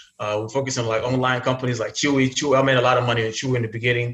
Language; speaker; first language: English; non-native, fluent; Arabic